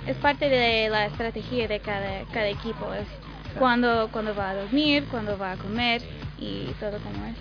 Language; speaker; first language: Spanish; non-native, learner; English